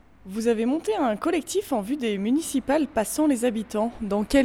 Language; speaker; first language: French; native; French